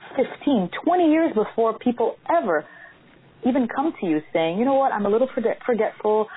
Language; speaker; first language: English; non-native, fluent; Portuguese